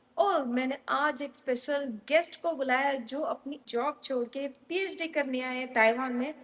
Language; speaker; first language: Hindi; native; Hindi